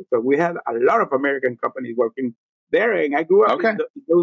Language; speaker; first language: English; non-native, fluent; Spanish